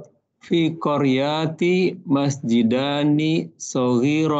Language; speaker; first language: Arabic; non-native, learner; Indonesian